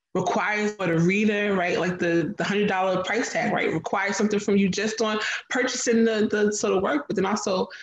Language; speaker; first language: English; native; English